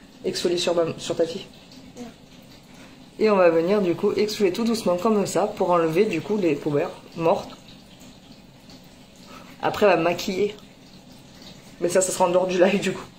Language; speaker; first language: French; native; French